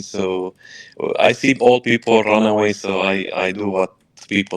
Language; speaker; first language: English; non-native, learner; Arabic